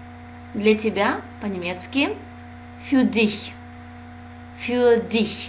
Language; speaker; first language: German; non-native, fluent; Russian